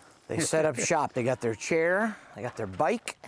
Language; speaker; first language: English; native; English